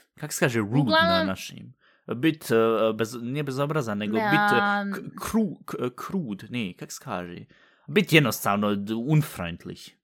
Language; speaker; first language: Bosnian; native; Bosnian